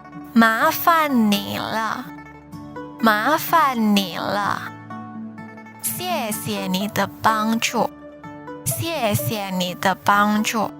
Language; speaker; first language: Chinese; non-native, fluent; Indonesian